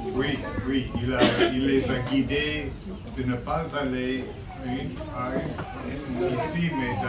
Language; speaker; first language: French; non-native, fluent; English